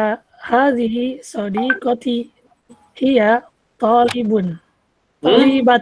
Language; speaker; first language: Arabic; non-native, learner; Indonesian